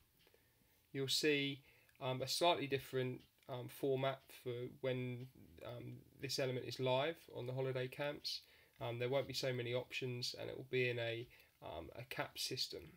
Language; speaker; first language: English; native; English